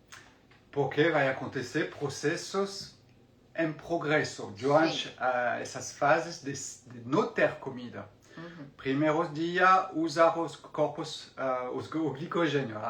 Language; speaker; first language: Portuguese; non-native, fluent; French